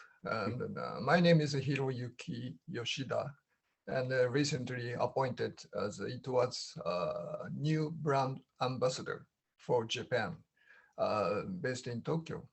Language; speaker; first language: English; non-native, learner; Japanese